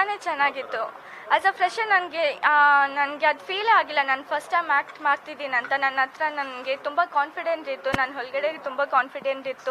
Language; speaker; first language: Kannada; non-native, fluent; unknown